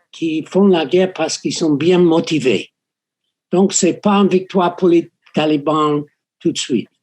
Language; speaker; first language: French; non-native, fluent; English